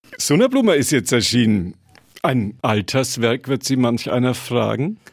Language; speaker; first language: German; native; German